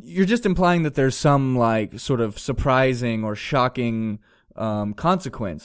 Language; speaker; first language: English; native; English